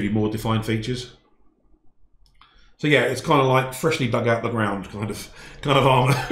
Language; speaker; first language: English; native; English